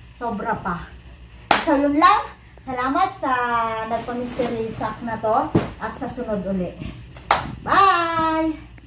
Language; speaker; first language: Filipino; native; Filipino